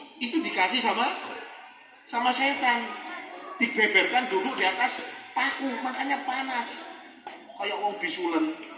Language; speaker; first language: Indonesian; non-native, local second language; Javanese